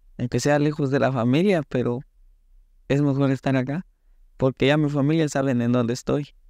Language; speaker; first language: Spanish; native; Spanish